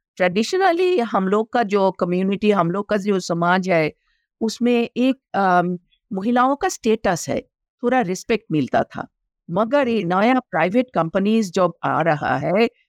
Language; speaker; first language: Hindi; non-native, local second language; Bangla